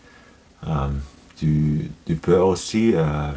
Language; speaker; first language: French; non-native, learner; Finnish